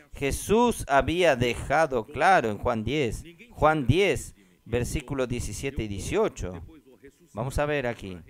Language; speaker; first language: Spanish; non-native, fluent; Portuguese